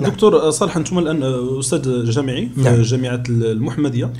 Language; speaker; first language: Arabic; native; Arabic